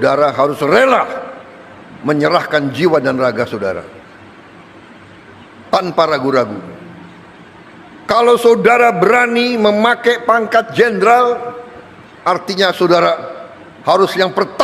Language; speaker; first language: Indonesian; native; Indonesian